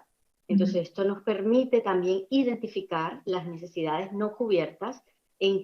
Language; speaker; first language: Spanish; native; Spanish